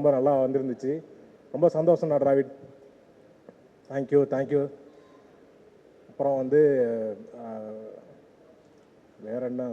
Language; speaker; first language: Tamil; native; Tamil